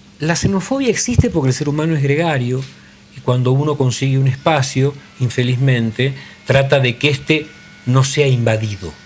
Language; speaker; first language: Spanish; native; Spanish